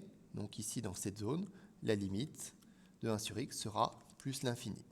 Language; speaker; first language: French; native; French